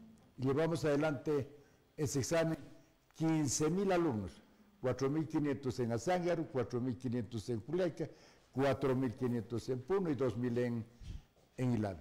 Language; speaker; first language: Spanish; native; Spanish